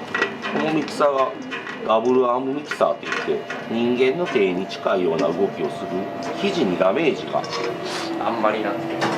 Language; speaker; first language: Japanese; native; Japanese